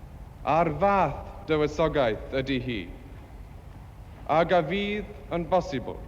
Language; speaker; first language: Welsh; non-native, learner; English